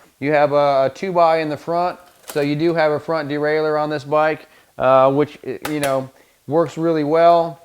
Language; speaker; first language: English; native; English